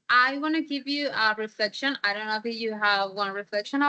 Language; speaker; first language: English; non-native, fluent; Spanish